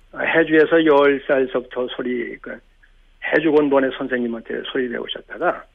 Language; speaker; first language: Korean; native; Korean